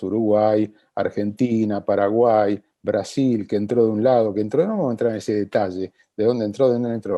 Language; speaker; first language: Spanish; native; Spanish